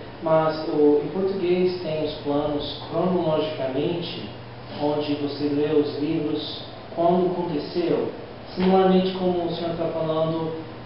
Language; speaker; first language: Portuguese; non-native, learner; English